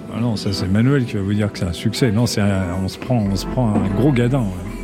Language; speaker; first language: French; native; French